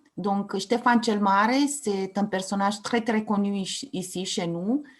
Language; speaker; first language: French; non-native, fluent; Romanian